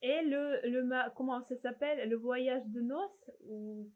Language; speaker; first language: French; non-native, fluent; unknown